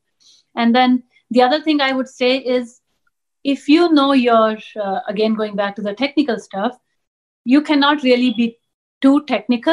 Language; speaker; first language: English; non-native, local second language; Punjabi